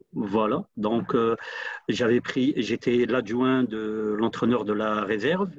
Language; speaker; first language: French; non-native, local second language; Arabic